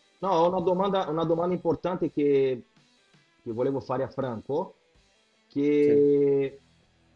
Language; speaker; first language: Italian; non-native, fluent; Portuguese